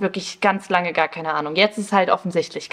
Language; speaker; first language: German; early bilingual, other home language; Spanish